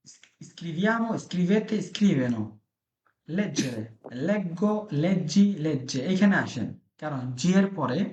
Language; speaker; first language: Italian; non-native, fluent; Bangla